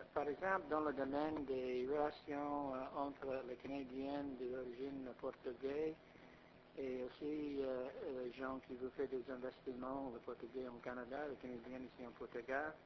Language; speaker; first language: French; non-native, fluent; English